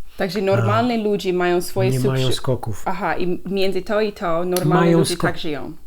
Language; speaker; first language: Polish; non-native, learner; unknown